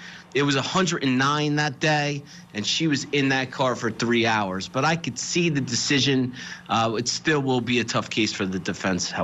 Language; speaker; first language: English; native; English